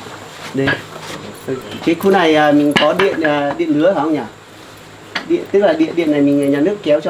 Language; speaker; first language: Vietnamese; native; Vietnamese